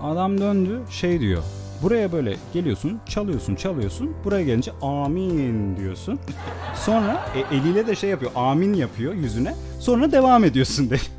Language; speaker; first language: Turkish; native; Turkish